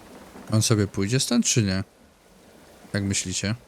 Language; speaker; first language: Polish; native; Polish